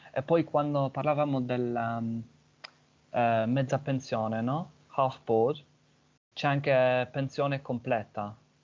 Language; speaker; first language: Italian; non-native, fluent; English